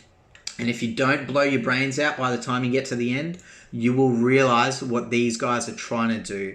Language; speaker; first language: English; native; English